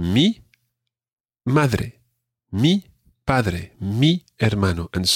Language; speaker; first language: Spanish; non-native, fluent; English